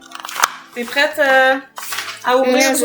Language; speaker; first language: French; native; French